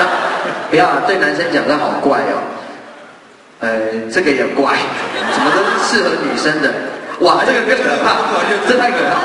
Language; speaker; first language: Chinese; native; Chinese